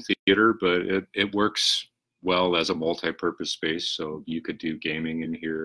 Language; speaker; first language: English; native; English